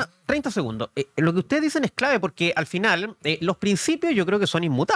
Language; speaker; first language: Spanish; native; Spanish